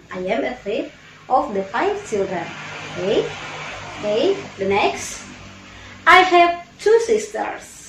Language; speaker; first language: English; non-native, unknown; Indonesian